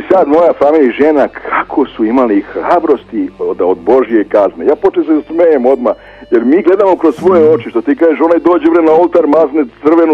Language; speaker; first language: Serbian; native; Serbian